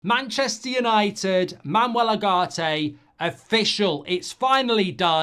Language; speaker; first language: English; native; English